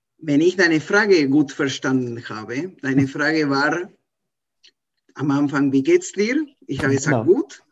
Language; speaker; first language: German; non-native, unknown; Spanish